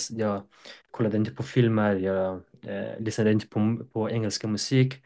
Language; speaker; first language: Swedish; non-native, fluent; Persian